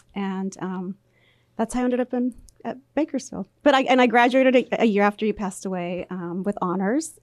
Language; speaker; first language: English; early bilingual, other home language; Spanish